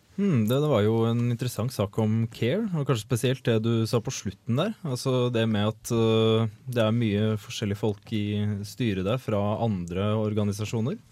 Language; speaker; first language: Norwegian; native; Norwegian